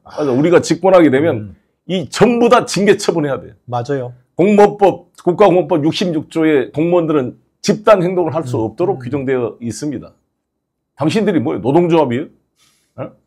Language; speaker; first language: Korean; native; Korean